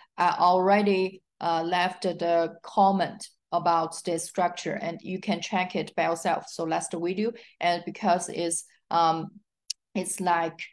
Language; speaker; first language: English; non-native, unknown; Chinese